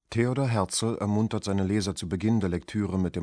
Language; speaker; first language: German; native; German